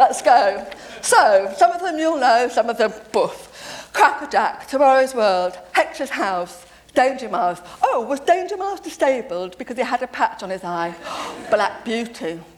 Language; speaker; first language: English; native; English